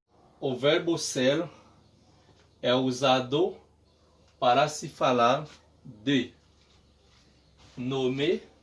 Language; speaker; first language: Portuguese; non-native, learner; Haitian Creole